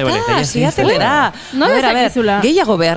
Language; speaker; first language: Basque; native; Basque